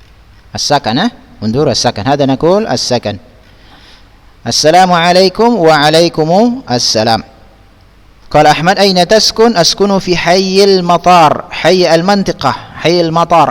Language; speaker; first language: Arabic; non-native, fluent; Indonesian